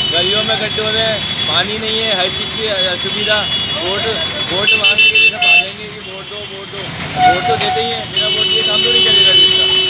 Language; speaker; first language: Hindi; native; Hindi